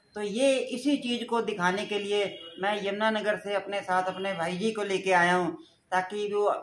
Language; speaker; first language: Hindi; native; Hindi